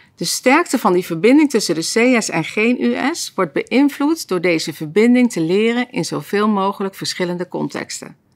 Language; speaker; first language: Dutch; native; Dutch